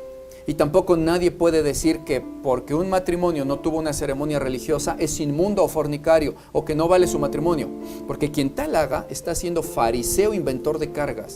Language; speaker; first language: Spanish; native; Spanish